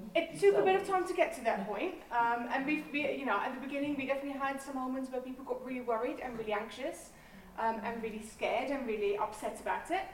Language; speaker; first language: English; non-native, fluent; Dutch